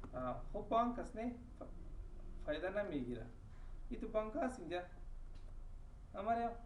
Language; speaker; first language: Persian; non-native, local second language; Pashto